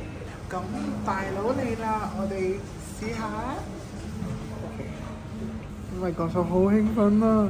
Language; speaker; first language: Cantonese; non-native, fluent; English